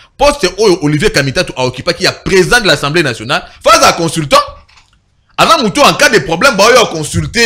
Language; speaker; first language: French; non-native, local second language; Lingala